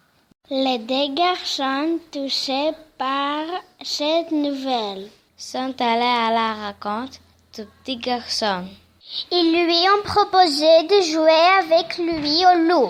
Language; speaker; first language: French; non-native, learner; Greek